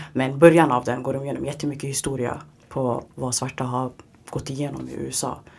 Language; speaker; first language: Swedish; early bilingual, other home language; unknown